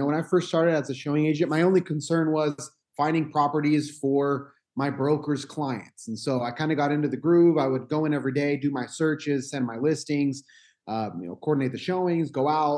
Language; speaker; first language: English; native; English